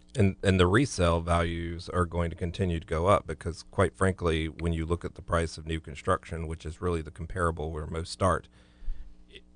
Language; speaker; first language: English; native; English